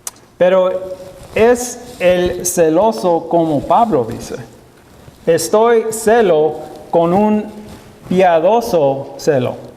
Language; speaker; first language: Spanish; non-native, learner; English